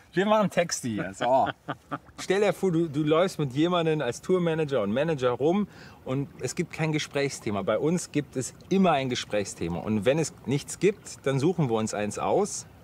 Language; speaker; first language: German; native; German